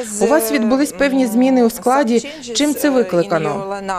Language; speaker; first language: Ukrainian; native; Ukrainian